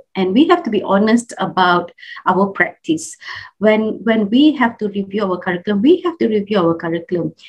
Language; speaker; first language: English; non-native, local second language; Malay